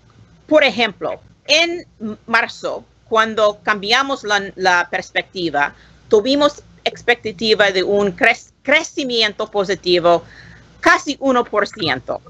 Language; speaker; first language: Spanish; non-native, learner; English